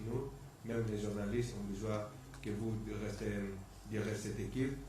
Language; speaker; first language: French; non-native, fluent; Spanish